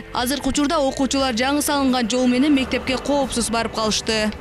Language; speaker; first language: Kyrgyz; native; Kyrgyz